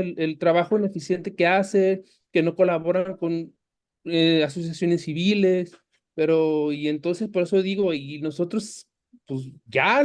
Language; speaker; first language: Spanish; native; Spanish